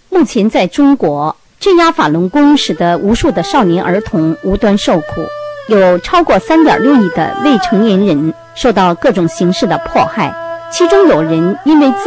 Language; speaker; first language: Chinese; native; Chinese